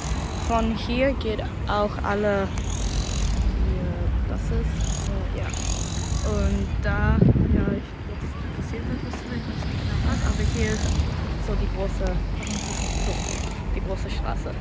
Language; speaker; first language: German; non-native, learner; Swedish